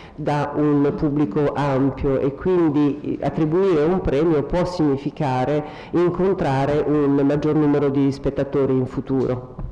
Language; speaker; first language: Italian; native; Italian